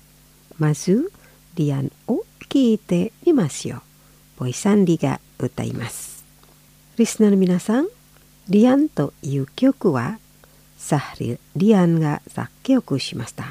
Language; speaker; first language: Japanese; non-native, fluent; Indonesian